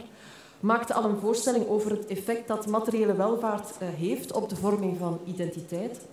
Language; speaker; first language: Dutch; native; Dutch